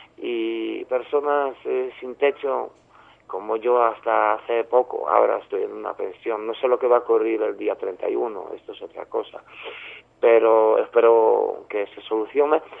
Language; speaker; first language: Spanish; non-native, fluent; Polish